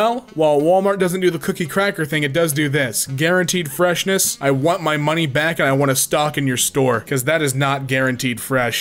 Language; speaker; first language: English; native; English